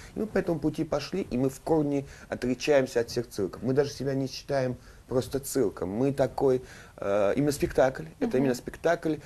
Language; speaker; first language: Russian; native; Russian